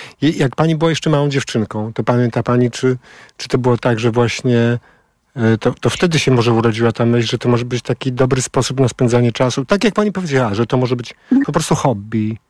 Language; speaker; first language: Polish; native; Polish